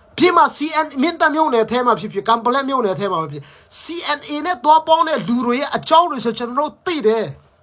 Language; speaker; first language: Burmese; non-native, local second language; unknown